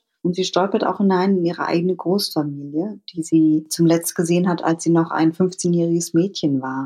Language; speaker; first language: German; early bilingual, other home language; Vietnamese